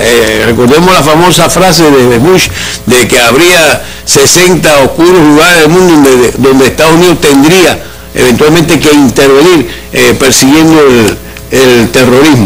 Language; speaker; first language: Spanish; native; Spanish